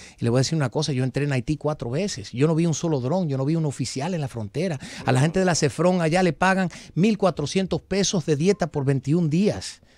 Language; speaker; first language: Spanish; early bilingual, heritage; Spanish